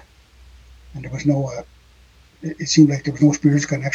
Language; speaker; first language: English; native; English